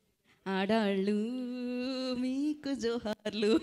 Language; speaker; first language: Telugu; native; Telugu